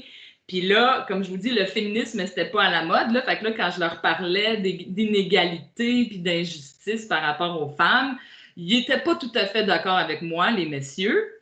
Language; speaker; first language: French; native; French